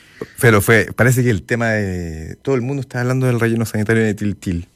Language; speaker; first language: Spanish; native; Spanish